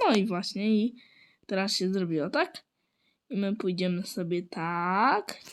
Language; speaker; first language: Polish; native; Polish